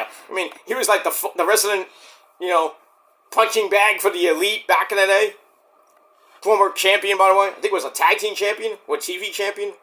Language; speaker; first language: English; native; English